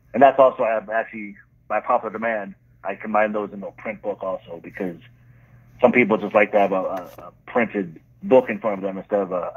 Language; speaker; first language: English; native; English